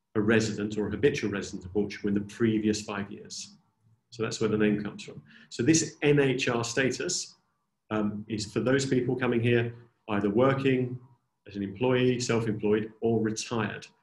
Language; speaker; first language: English; native; English